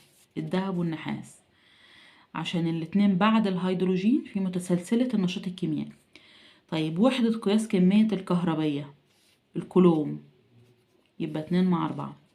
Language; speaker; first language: Arabic; native; Arabic